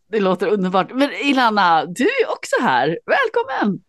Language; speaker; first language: Swedish; native; Swedish